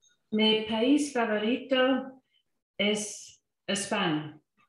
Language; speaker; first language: Spanish; non-native, learner; English